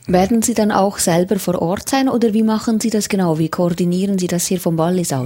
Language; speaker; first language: German; native; German